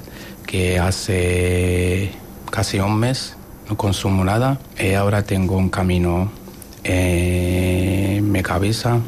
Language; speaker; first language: Spanish; non-native, learner; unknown